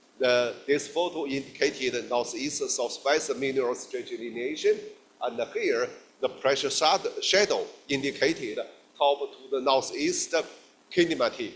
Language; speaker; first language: English; non-native, fluent; Indonesian